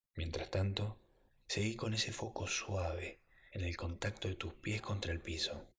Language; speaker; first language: Spanish; native; Spanish